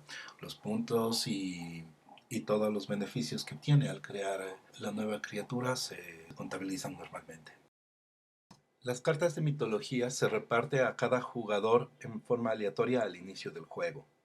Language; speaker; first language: Spanish; native; Spanish